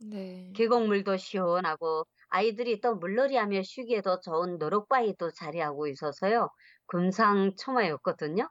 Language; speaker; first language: Korean; native; Korean